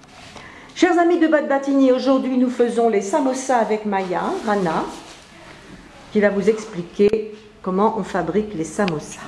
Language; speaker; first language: French; native; French